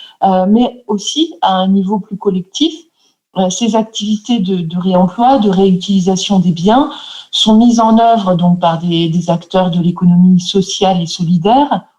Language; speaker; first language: French; native; French